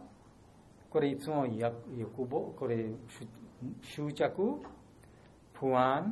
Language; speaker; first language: Japanese; non-native, learner; Bangla